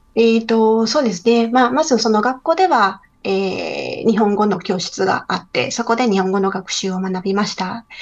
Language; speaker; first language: Japanese; non-native, fluent; Spanish